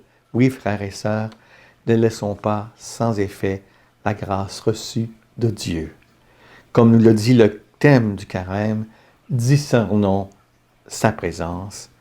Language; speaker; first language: French; native; French